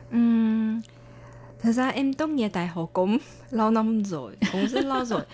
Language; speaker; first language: Vietnamese; non-native, fluent; Chinese